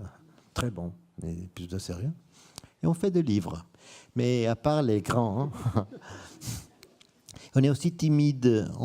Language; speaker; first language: French; non-native, fluent; Italian